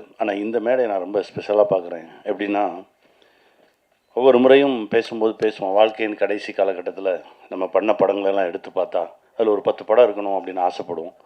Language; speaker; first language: Tamil; native; Tamil